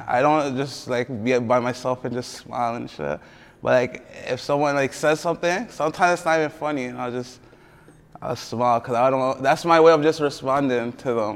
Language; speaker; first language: English; early bilingual, other home language; French